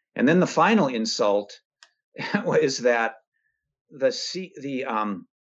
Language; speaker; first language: English; native; English